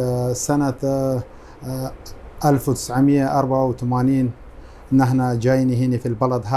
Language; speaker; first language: Arabic; non-native, fluent; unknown